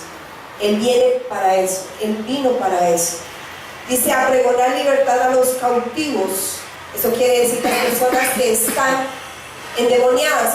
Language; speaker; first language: Spanish; native; Spanish